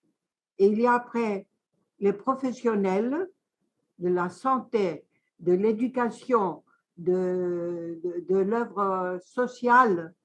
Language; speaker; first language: French; non-native, fluent; Greek